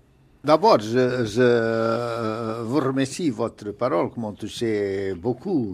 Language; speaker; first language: French; non-native, fluent; Portuguese